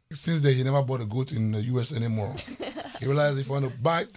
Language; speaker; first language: English; non-native, local second language; Ewe